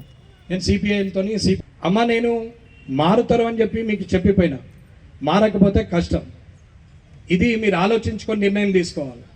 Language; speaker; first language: Telugu; native; Telugu